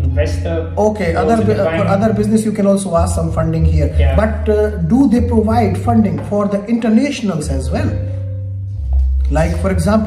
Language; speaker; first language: English; non-native, local second language; Hindi